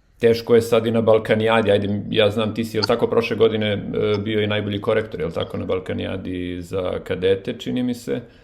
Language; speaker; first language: Bosnian; native; Bosnian